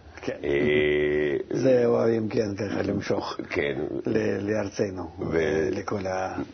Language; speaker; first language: Hebrew; non-native, fluent; Russian